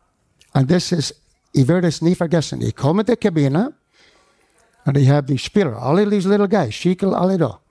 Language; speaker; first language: German; non-native, fluent; English